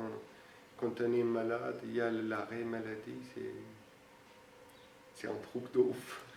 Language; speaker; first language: French; non-native, fluent; Arabic